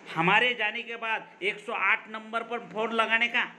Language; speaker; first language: Hindi; non-native, local second language; Marathi